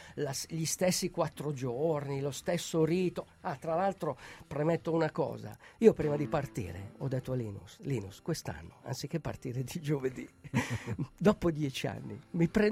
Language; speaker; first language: Italian; native; Italian